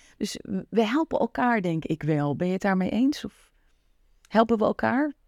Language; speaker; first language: Dutch; native; Dutch